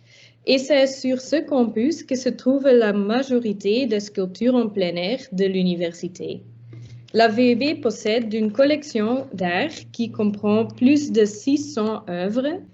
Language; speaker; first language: French; non-native, local second language; Dutch